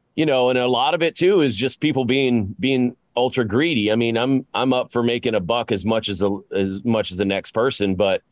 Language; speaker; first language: English; native; English